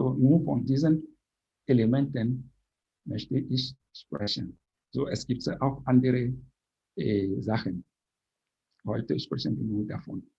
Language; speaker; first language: German; non-native, fluent; French